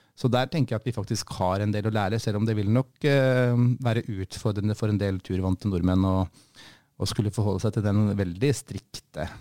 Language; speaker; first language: Norwegian; native; Norwegian